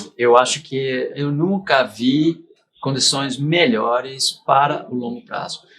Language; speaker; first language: Portuguese; non-native, fluent; English